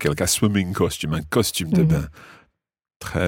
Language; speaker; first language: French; non-native, fluent; English